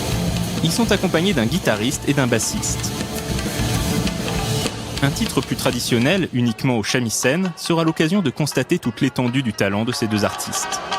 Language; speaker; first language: French; native; French